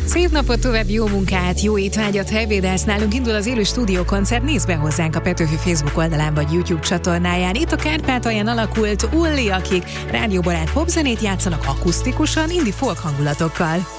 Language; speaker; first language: Hungarian; native; Hungarian